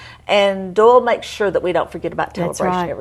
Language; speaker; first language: English; native; English